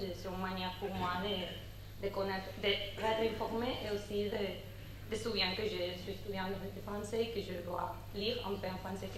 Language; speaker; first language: French; non-native, learner; Catalan